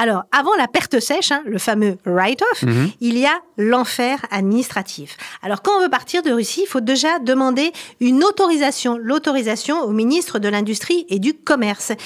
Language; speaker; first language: French; native; French